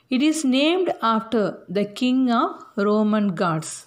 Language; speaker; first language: English; non-native, local second language; Tamil